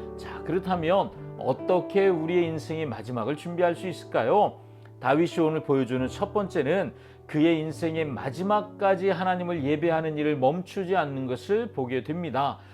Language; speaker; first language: Korean; native; Korean